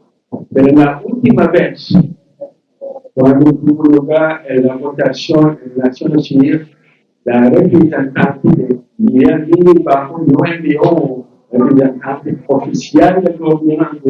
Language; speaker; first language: Spanish; non-native, learner; English